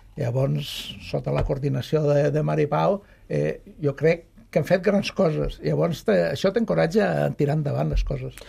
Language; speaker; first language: Catalan; native; Catalan